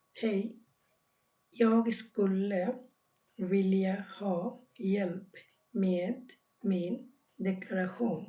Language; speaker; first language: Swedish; non-native, learner; Bangla